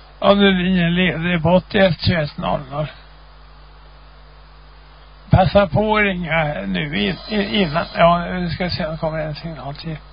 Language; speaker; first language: Swedish; native; Swedish